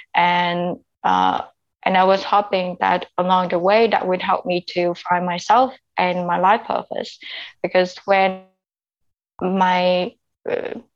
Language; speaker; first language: English; non-native, fluent; Vietnamese